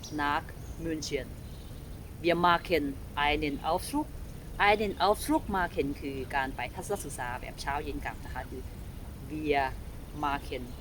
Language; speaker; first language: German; non-native, learner; Thai